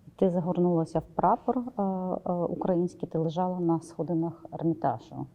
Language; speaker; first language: Ukrainian; native; Ukrainian